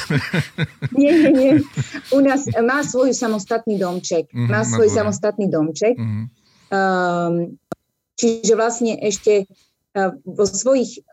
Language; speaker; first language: Slovak; native; Slovak